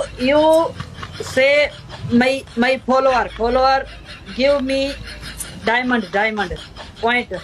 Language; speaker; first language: English; non-native, learner; Sindhi